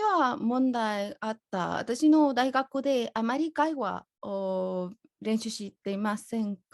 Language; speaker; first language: Japanese; non-native, learner; Spanish